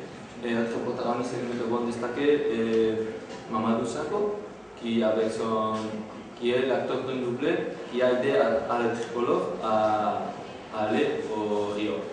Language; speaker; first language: French; non-native, learner; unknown